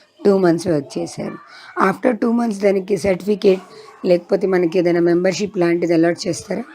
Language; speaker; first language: Telugu; native; Telugu